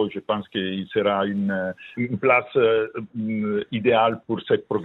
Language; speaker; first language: French; non-native, learner; Italian